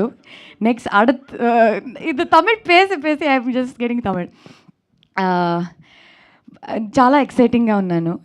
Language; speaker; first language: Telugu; non-native, learner; Kannada